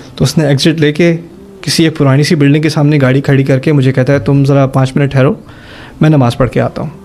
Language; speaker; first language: Urdu; early bilingual, heritage; German